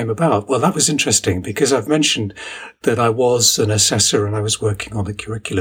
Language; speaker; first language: English; native; English